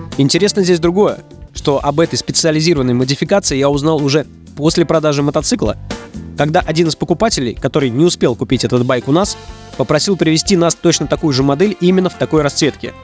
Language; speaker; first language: Russian; native; Russian